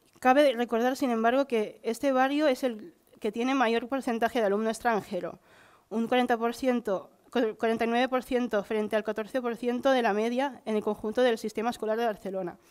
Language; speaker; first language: Spanish; early bilingual, other home language; Filipino